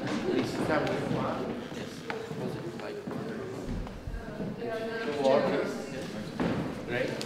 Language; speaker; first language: English; non-native, learner; Czech